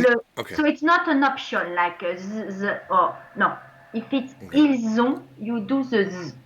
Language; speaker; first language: English; non-native, fluent; French